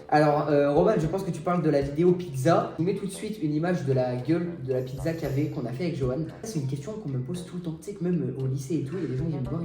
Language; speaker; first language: French; native; French